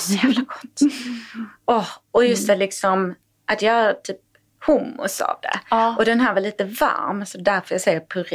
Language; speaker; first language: Swedish; native; Swedish